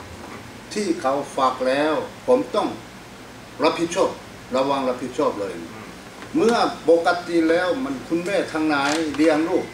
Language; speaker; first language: Thai; non-native, fluent; Korean